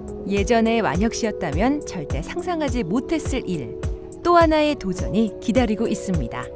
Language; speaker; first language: Korean; native; Korean